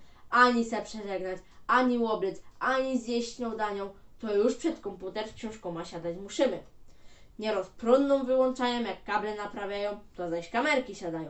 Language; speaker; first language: Polish; native; Polish